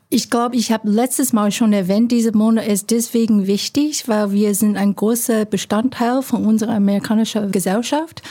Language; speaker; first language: German; non-native, fluent; Chinese